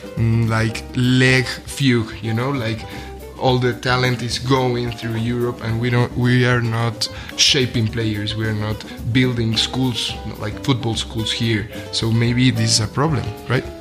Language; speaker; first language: English; non-native, fluent; Spanish